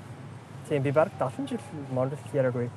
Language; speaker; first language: Mongolian; non-native, learner; English